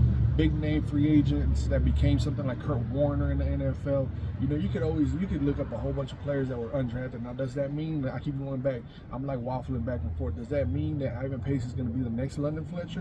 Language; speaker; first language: English; native; English